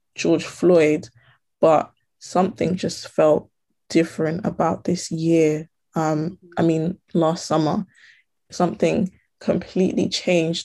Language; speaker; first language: English; native; English